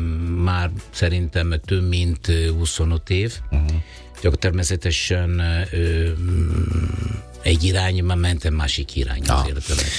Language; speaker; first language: Hungarian; non-native, fluent; Italian